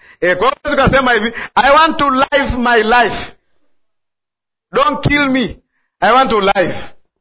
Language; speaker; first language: English; non-native, local second language; Swahili